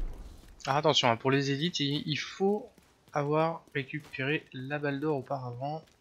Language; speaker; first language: French; native; French